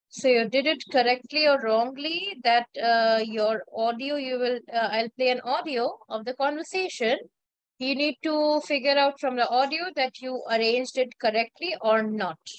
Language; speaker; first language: English; non-native, local second language; Hindi